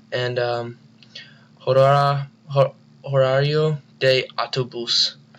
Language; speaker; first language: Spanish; non-native, learner; English